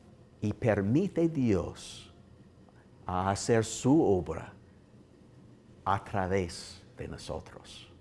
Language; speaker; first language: Spanish; non-native, learner; English